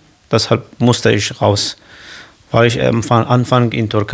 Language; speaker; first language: German; non-native, learner; Kurdish